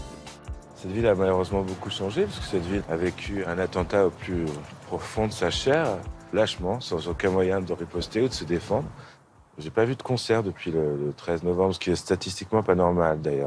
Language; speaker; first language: French; native; French